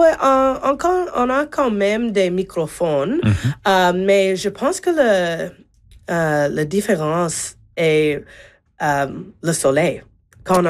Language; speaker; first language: French; non-native, learner; English